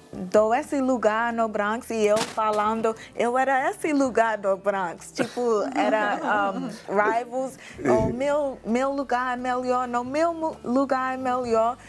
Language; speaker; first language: Portuguese; non-native, learner; English